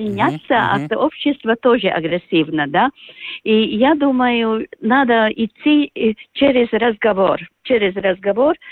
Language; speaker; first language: Russian; non-native, local second language; Latvian